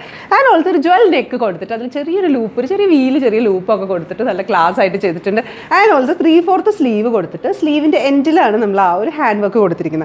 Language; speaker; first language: Malayalam; native; Malayalam